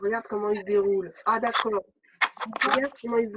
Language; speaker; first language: French; native; French